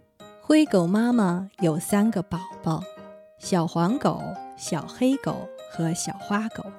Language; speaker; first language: Chinese; native; Chinese